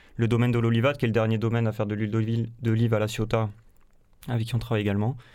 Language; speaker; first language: French; native; French